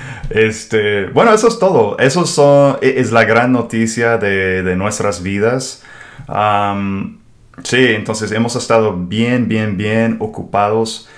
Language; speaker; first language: Spanish; non-native, fluent; English